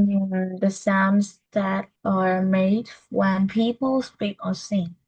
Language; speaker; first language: English; non-native, learner; Vietnamese